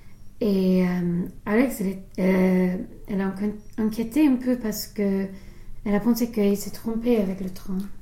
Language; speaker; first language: French; non-native, learner; English